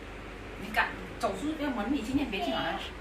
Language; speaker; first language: Chinese; native; Chinese